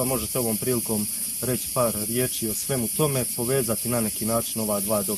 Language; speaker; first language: Bosnian; native; Bosnian